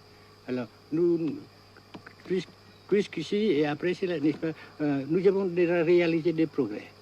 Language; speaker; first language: French; non-native, fluent; Vietnamese